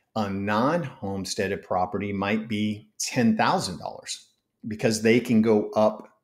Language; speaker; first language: English; native; English